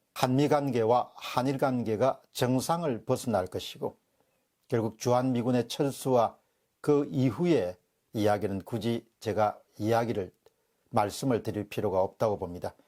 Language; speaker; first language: Korean; native; Korean